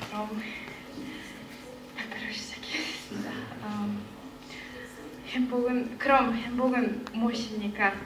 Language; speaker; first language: Korean; non-native, learner; Kazakh